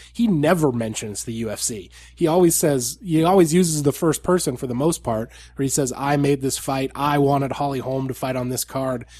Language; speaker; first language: English; native; English